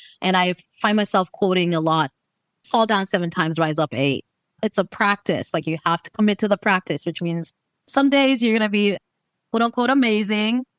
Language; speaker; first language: English; native; English